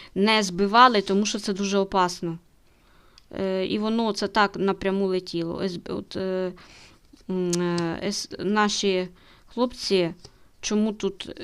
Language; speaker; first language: Ukrainian; native; Ukrainian